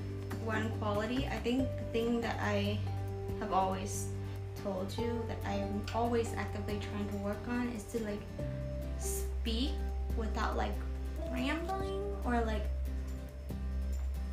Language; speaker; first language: English; non-native, fluent; Vietnamese